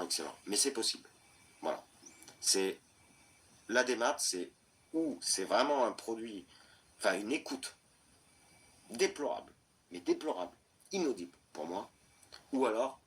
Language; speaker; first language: French; native; French